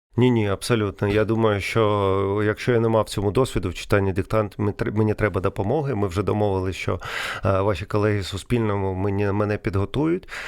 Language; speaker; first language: Ukrainian; non-native, local second language; Russian